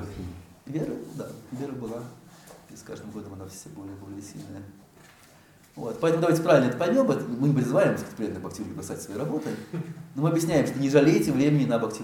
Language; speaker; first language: Russian; native; Russian